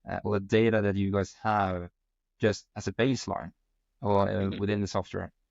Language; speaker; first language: English; non-native, fluent; Norwegian